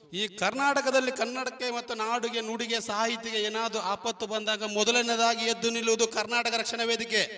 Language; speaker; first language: Kannada; native; Kannada